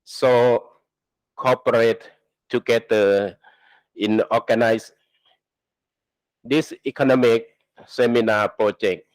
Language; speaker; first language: English; non-native, learner; Thai